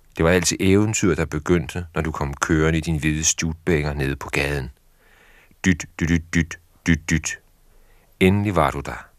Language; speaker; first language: Danish; native; Danish